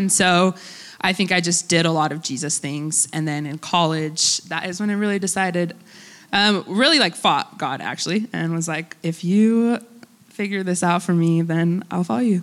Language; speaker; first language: English; early bilingual, other home language; Russian